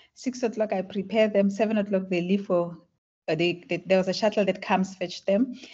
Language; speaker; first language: English; non-native, local second language; Tswana